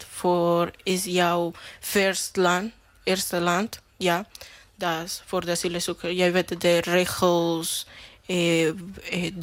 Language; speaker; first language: Dutch; non-native, learner; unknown